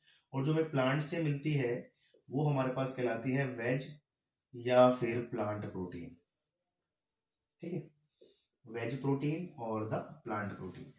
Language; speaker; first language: Hindi; native; Hindi